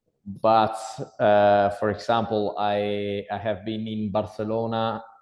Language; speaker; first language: English; non-native, learner; Italian